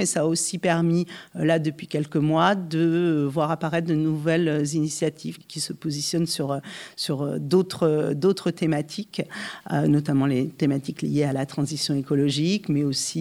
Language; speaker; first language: French; native; French